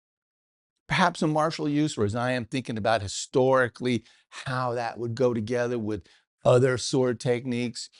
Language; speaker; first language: English; native; English